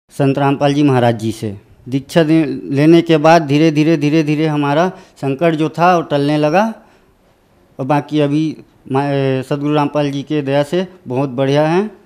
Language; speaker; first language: Hindi; native; Hindi